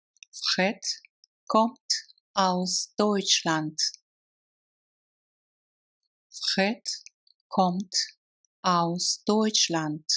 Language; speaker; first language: German; non-native, fluent; Russian